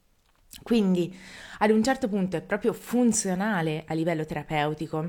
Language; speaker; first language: Italian; native; Italian